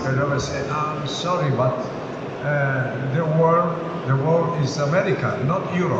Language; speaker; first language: English; non-native, learner; Italian